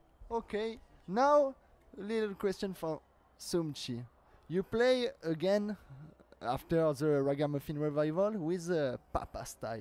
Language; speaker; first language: English; non-native, learner; French